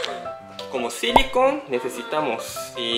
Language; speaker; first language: Spanish; non-native, learner; Japanese